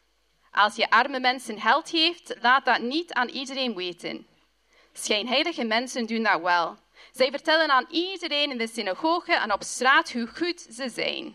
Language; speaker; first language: Dutch; non-native, fluent; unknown